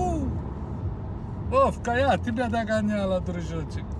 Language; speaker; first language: Russian; non-native, learner; Turkish